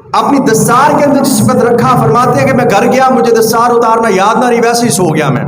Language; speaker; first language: Urdu; non-native, local second language; Punjabi